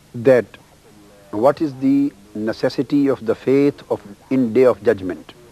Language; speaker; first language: English; non-native, local second language; Punjabi